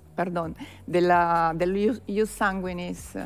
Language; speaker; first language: Spanish; non-native, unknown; Italian